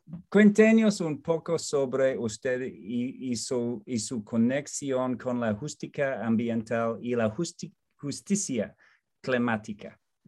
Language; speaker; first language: Spanish; non-native, learner; English